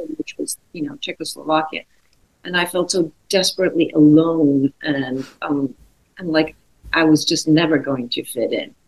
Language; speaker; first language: English; non-native, fluent; Czech